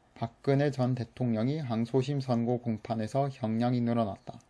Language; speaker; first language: Korean; non-native, fluent; English